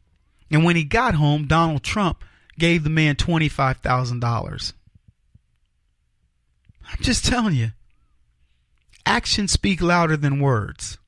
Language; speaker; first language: English; native; English